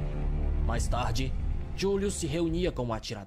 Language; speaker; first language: Portuguese; native; Portuguese